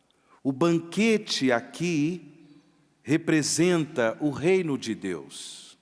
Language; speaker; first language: Portuguese; native; Portuguese